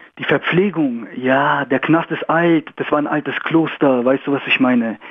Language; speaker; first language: German; early bilingual, other home language; Greek